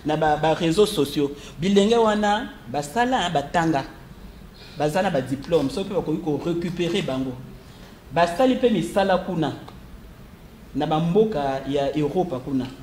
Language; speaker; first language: Lingala; native; Lingala